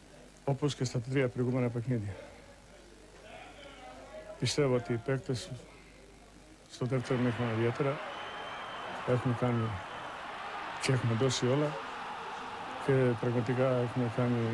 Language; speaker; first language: Greek; non-native, fluent; Bosnian